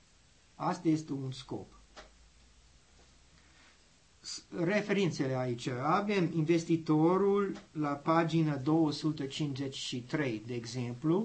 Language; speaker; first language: Romanian; non-native, learner; English